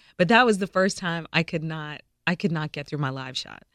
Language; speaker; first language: English; native; English